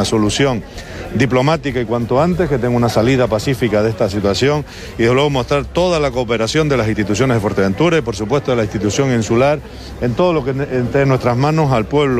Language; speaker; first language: Spanish; native; Spanish